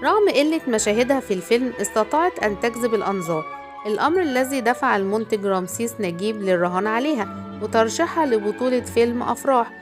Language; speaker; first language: Arabic; native; Arabic